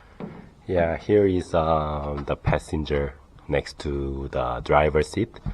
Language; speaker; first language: English; non-native, learner; Korean